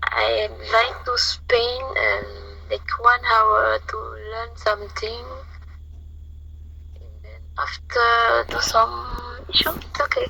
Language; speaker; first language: English; non-native, learner; French